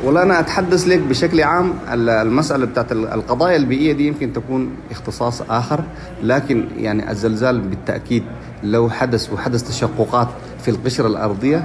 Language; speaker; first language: Arabic; native; Arabic